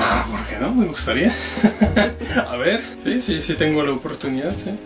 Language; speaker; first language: Spanish; non-native, fluent; French